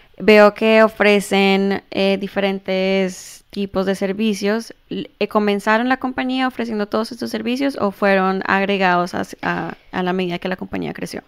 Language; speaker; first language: Spanish; early bilingual, heritage; Spanish